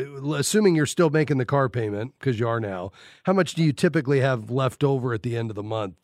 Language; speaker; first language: English; native; English